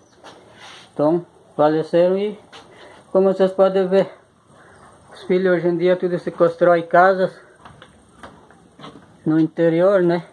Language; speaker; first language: Portuguese; native; Portuguese